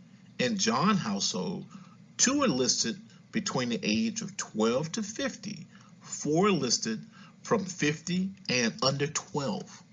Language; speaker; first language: English; native; English